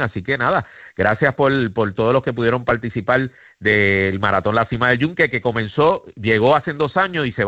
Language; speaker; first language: Spanish; native; Spanish